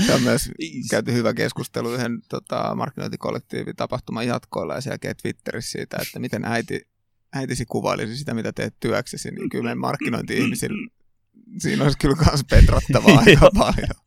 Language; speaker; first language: Finnish; native; Finnish